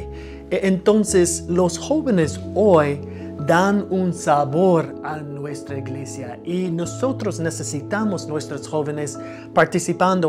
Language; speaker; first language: Spanish; non-native, fluent; English